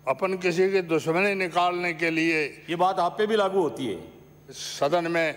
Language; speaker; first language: Hindi; native; Hindi